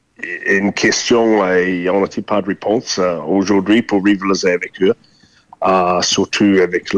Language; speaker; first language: French; non-native, fluent; English